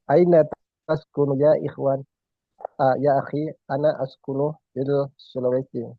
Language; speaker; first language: Arabic; non-native, learner; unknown